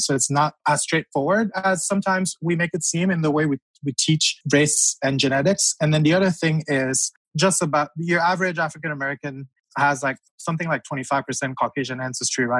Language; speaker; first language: English; non-native, local second language; French